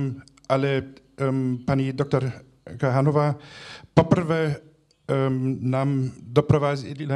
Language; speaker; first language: Czech; non-native, fluent; German